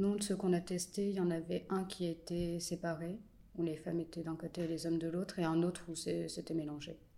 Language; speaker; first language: French; native; French